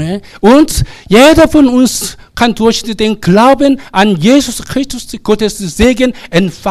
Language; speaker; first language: German; non-native, learner; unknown